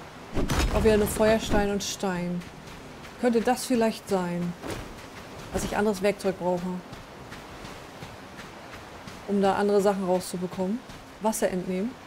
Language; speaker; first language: German; native; German